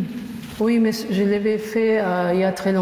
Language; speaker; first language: French; non-native, fluent; Portuguese